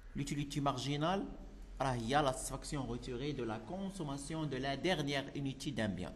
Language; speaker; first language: French; non-native, local second language; Arabic